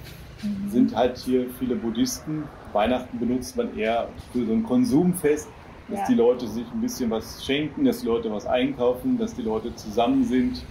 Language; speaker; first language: German; native; German